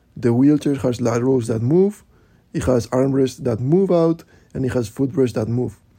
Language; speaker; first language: English; non-native, fluent; Spanish